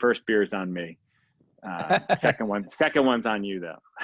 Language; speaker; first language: English; native; English